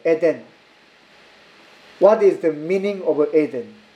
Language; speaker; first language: English; non-native, learner; Korean